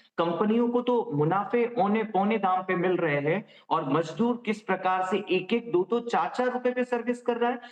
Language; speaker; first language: Hindi; native; Hindi